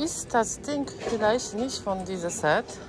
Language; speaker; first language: German; non-native, learner; Polish